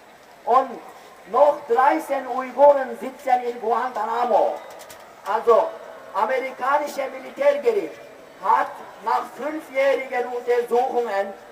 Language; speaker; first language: German; non-native, fluent; Uyghur